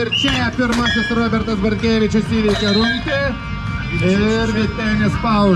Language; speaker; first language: Lithuanian; native; Lithuanian